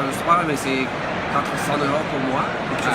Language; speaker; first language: French; non-native, learner; Russian